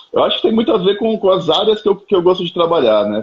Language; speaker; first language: Portuguese; native; Portuguese